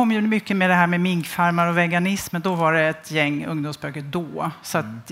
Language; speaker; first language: Swedish; native; Swedish